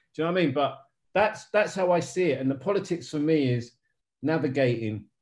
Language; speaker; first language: English; native; English